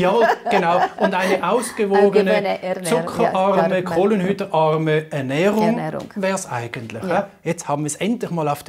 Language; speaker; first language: German; native; German